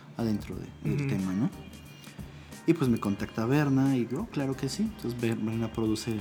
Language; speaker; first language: Spanish; native; Spanish